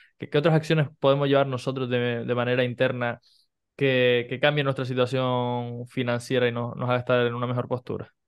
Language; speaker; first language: Spanish; native; Spanish